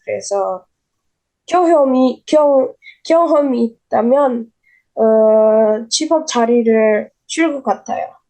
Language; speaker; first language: Korean; non-native, learner; Indonesian